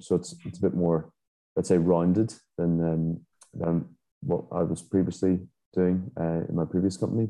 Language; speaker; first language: English; native; English